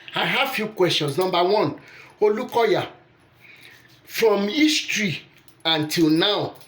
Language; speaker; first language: English; non-native, local second language; Yoruba